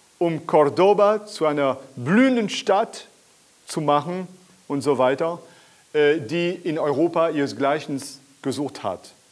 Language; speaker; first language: German; non-native, fluent; French